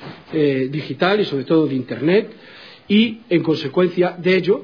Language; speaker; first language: Spanish; native; Spanish